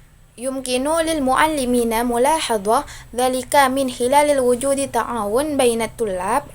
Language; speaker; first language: Arabic; non-native, learner; Indonesian